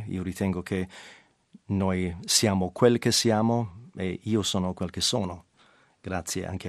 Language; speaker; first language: Italian; non-native, fluent; English